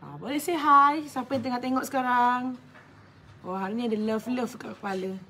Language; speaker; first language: Malay; native; Malay